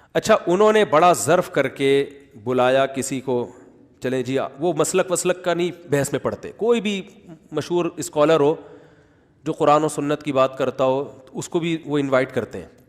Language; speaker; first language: Urdu; native; Urdu